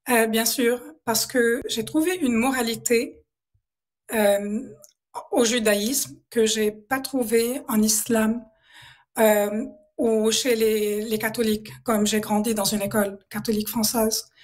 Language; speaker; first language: French; non-native, local second language; Arabic